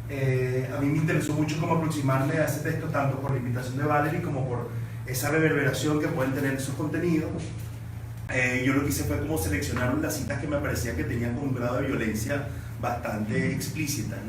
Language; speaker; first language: Spanish; native; Spanish